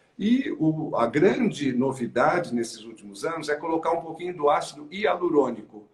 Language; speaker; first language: Portuguese; native; Portuguese